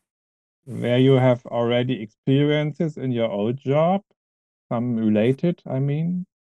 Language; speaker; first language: English; non-native, fluent; German